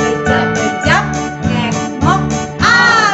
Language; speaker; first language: Indonesian; native; Indonesian